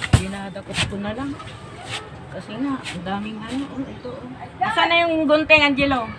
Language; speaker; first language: Filipino; native; Filipino